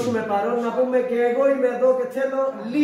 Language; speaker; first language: Greek; non-native, fluent; Urdu